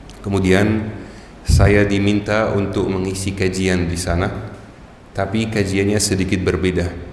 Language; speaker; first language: Indonesian; non-native, fluent; Arabic